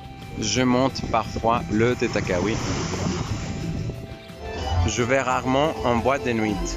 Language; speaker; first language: French; non-native, fluent; Spanish